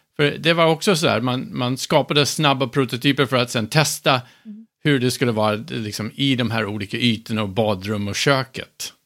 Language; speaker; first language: Swedish; non-native, fluent; English